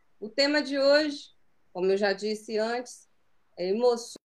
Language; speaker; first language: Portuguese; native; Portuguese